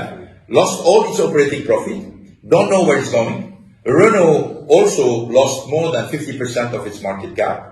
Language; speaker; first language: English; non-native, fluent; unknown